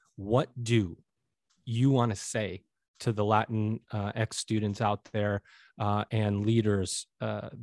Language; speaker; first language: English; native; English